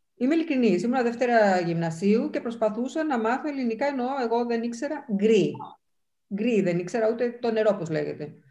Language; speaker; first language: Greek; non-native, fluent; Spanish